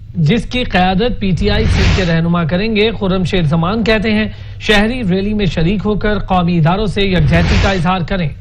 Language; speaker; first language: Urdu; native; Urdu